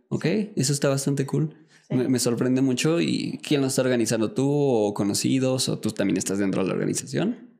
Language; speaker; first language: Spanish; native; Spanish